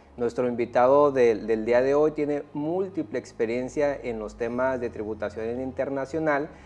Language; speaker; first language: Spanish; native; Spanish